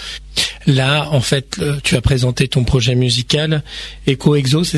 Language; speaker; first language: French; native; French